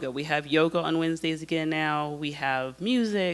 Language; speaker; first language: English; native; English